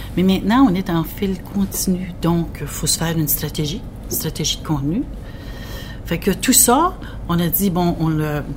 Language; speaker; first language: French; native; French